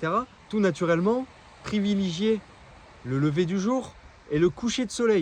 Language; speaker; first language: French; native; French